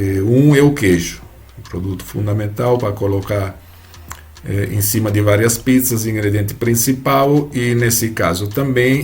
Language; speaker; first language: Portuguese; non-native, fluent; Italian